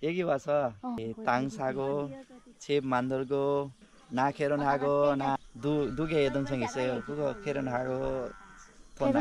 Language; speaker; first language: Korean; non-native, learner; Nepali